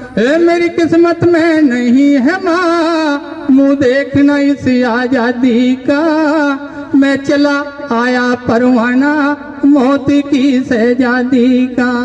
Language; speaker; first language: Hindi; native; Hindi